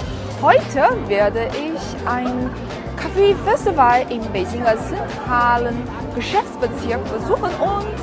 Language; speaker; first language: German; non-native, fluent; Chinese